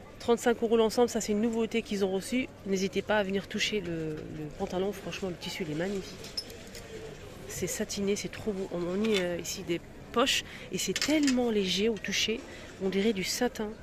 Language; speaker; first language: French; native; French